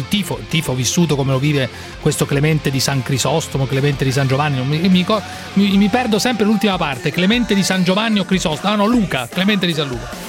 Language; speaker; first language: Italian; native; Italian